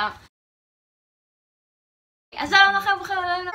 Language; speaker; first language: Hebrew; native; Hebrew